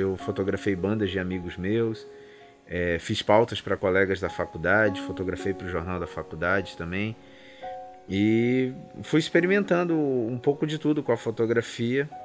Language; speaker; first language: Portuguese; native; Portuguese